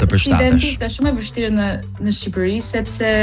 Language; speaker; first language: Albanian; non-native, learner; English